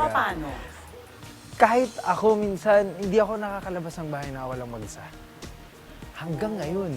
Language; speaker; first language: Filipino; native; Filipino